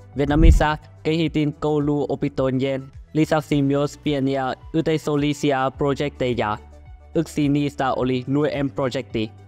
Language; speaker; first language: Finnish; non-native, learner; Vietnamese